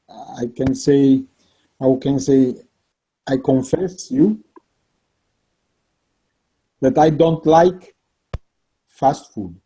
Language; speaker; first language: English; non-native, learner; Italian